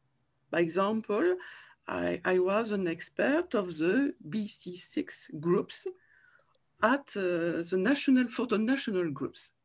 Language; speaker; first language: English; non-native, learner; French